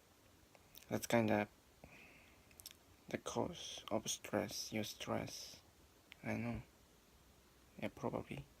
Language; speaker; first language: English; non-native, learner; Japanese